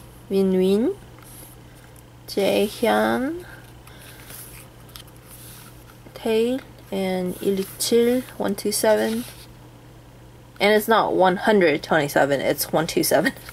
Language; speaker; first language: English; native; English